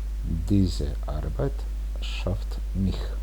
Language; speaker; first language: German; non-native, fluent; Bosnian